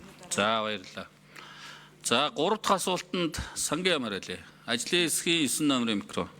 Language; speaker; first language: Mongolian; native; Mongolian